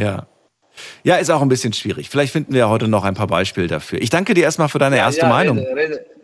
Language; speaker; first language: German; native; German